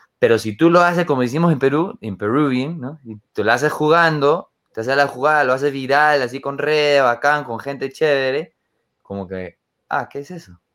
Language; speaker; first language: Spanish; non-native, fluent; English